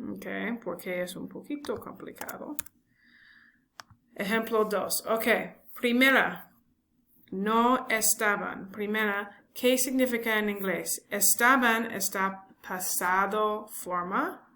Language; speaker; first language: Spanish; non-native, learner; English